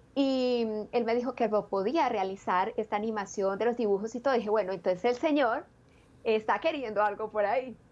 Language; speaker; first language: Spanish; native; Spanish